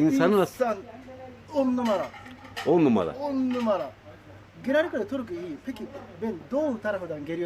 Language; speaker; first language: Turkish; non-native, learner; Japanese